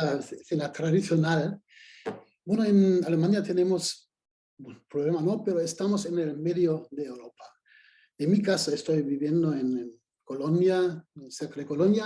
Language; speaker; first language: Spanish; non-native, fluent; German